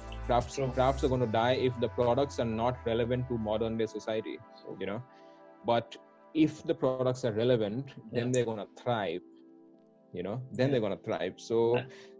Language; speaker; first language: English; non-native, local second language; Gujarati